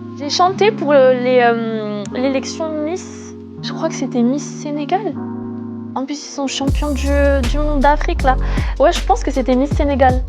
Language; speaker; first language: French; early bilingual, other home language; Malagasy